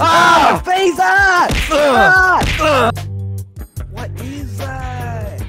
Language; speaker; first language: English; native; English